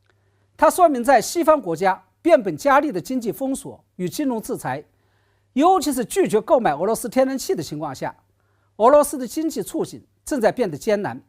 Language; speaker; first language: Chinese; native; Chinese